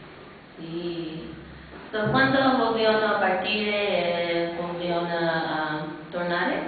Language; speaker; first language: Italian; non-native, learner; English